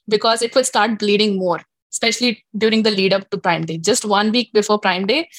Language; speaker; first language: English; non-native, local second language; Hindi